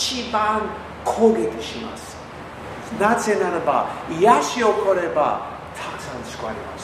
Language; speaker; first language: Japanese; non-native, learner; English